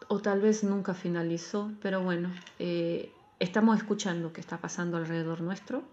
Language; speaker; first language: Spanish; non-native, fluent; Ukrainian